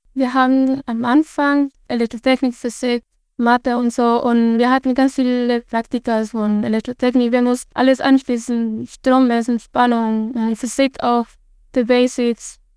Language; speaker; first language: German; non-native, fluent; Spanish